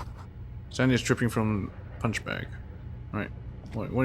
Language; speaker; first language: English; native; English